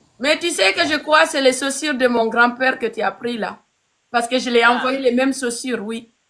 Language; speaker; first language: French; non-native, local second language; Fula